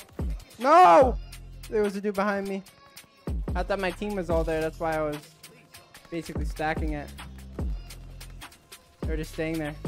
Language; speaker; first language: English; native; English